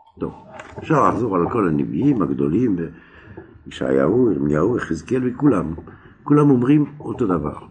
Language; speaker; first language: Hebrew; non-native, fluent; French